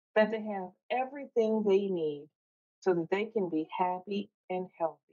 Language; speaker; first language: English; native; English